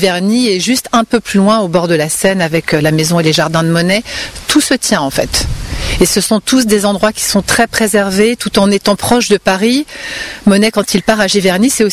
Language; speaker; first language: French; native; French